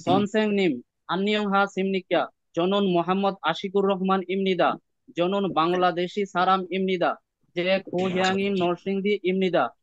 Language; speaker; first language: Korean; non-native, learner; Bangla